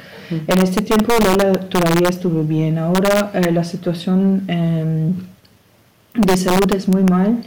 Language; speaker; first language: Spanish; non-native, learner; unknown